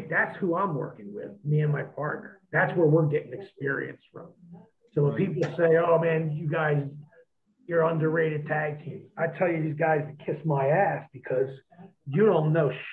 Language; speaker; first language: English; native; English